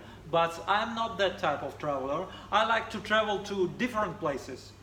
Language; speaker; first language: English; non-native, fluent; Russian